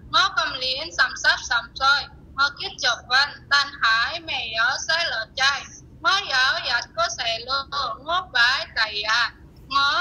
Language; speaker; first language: Chinese; non-native, learner; Indonesian